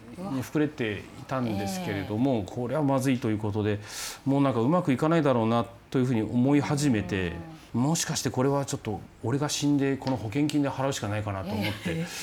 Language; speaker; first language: Japanese; native; Japanese